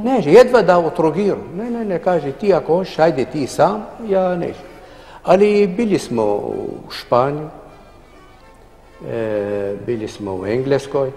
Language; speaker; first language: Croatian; non-native, fluent; Arabic